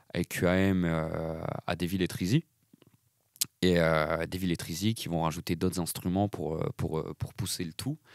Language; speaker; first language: French; native; French